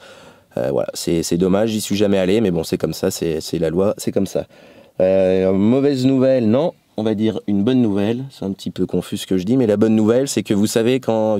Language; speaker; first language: French; native; French